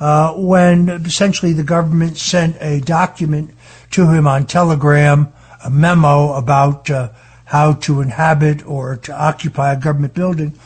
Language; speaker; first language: English; native; English